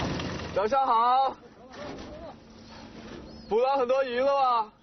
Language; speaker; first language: Chinese; non-native, learner; English